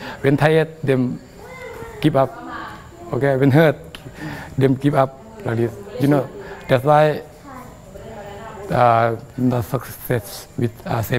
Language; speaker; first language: English; non-native, learner; Thai